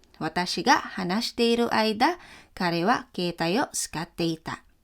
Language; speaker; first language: Japanese; non-native, fluent; Filipino